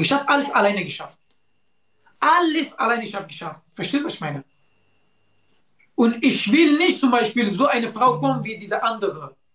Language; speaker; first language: German; non-native, learner; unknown